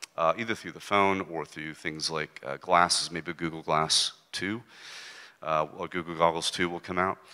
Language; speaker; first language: English; native; English